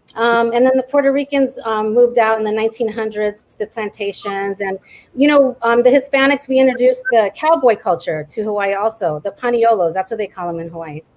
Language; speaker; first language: English; native; English